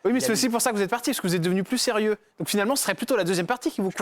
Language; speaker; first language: French; native; French